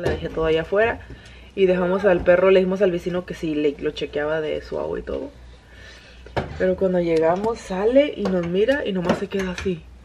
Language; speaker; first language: Spanish; early bilingual, heritage; Spanish